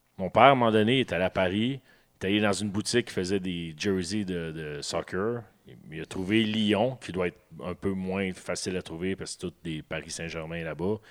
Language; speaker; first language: French; native; French